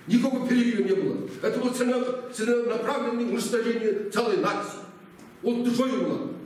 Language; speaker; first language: Russian; non-native, local second language; Kazakh